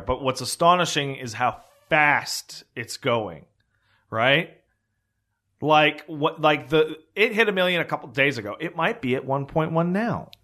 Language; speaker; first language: English; early bilingual, other home language; French